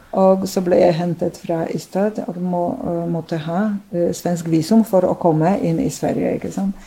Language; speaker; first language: Norwegian; non-native, fluent; Polish